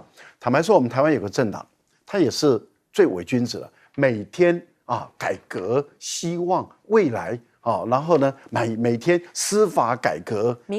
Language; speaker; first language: Chinese; native; Chinese